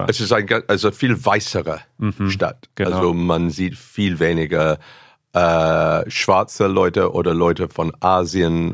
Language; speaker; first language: German; non-native, fluent; English